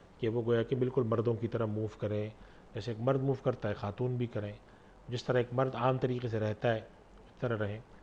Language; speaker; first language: Urdu; native; Urdu